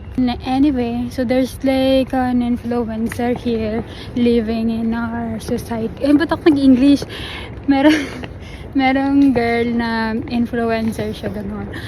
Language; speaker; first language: Filipino; native; Filipino